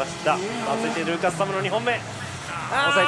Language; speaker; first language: Japanese; native; Japanese